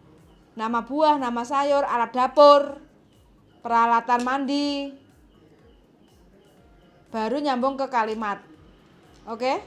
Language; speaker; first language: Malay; non-native, local second language; Javanese